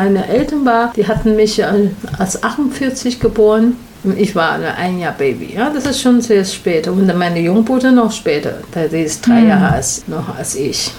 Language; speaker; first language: German; non-native, learner; Chinese